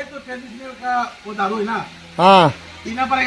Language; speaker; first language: Hindi; non-native, local second language; Rongmei Naga